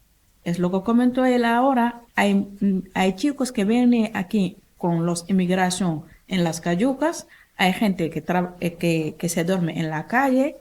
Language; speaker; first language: Spanish; non-native, learner; Wolof